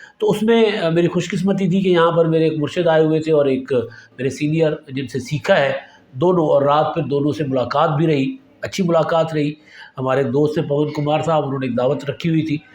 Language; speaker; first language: Urdu; non-native, local second language; Sindhi